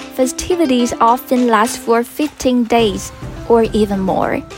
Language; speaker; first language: English; non-native, fluent; Chinese